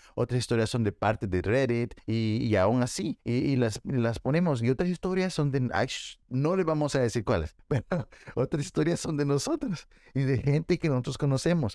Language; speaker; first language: Spanish; early bilingual, heritage; Spanish